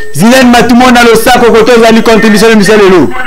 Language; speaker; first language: French; non-native, local second language; Lingala